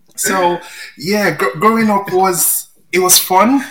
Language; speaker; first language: English; non-native, local second language; Yoruba